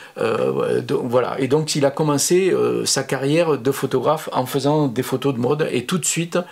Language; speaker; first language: French; native; French